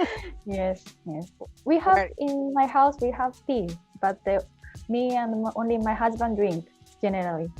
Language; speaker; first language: English; non-native, fluent; Japanese